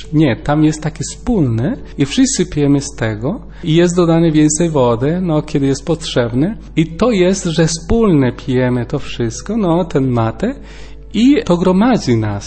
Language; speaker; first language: Polish; non-native, learner; Spanish